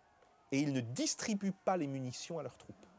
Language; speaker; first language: French; native; French